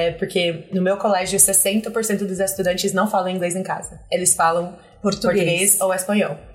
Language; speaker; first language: Portuguese; non-native, fluent; English